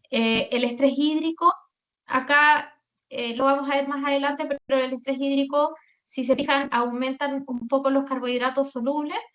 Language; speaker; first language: Spanish; native; Spanish